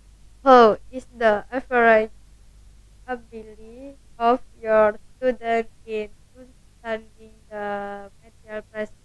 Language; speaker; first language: English; non-native, learner; Indonesian